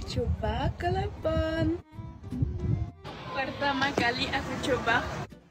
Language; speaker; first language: Indonesian; non-native, learner; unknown